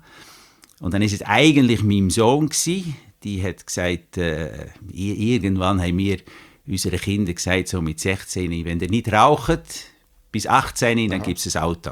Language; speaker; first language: German; non-native, fluent; Dutch